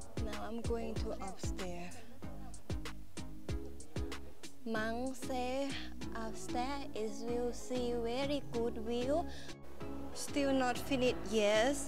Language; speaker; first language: English; non-native, learner; Thai